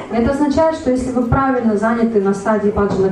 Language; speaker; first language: Russian; native; Russian